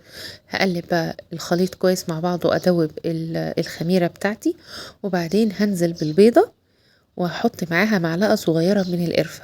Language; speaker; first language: Arabic; native; Arabic